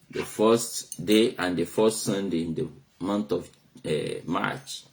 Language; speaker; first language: English; non-native, local second language; Yoruba